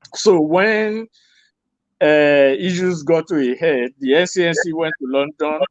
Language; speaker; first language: English; non-native, local second language; Yoruba